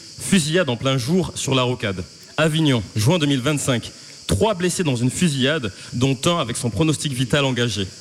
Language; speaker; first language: French; native; French